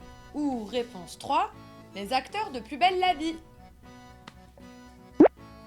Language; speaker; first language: French; native; French